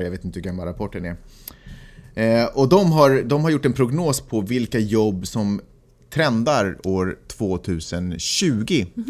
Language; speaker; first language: Swedish; native; Swedish